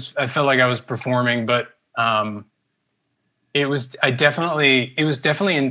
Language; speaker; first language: English; early bilingual, other home language; Spanish